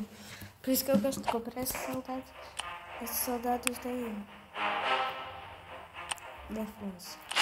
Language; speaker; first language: Portuguese; early bilingual, heritage; Portuguese